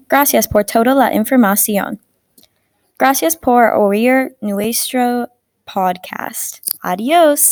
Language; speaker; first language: Spanish; non-native, learner; English